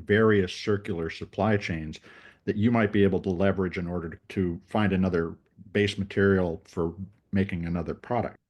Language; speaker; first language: English; native; English